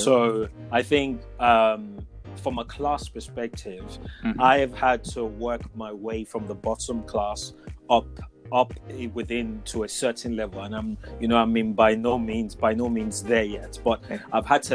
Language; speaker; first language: English; non-native, local second language; Yoruba